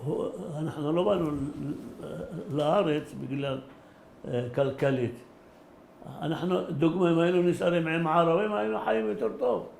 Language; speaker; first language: Hebrew; early bilingual, other home language; Arabic